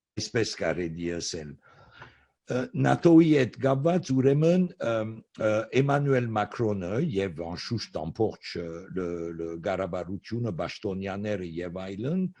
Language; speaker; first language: Armenian; early bilingual, heritage; Armenian